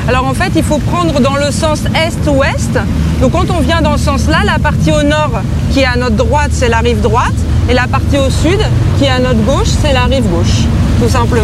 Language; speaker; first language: French; native; French